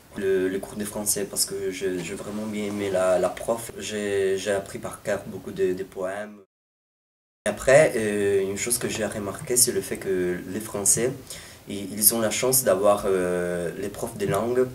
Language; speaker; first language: French; non-native, fluent; Italian